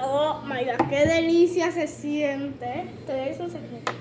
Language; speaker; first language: Spanish; native; Spanish